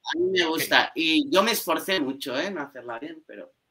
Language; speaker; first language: Spanish; native; Spanish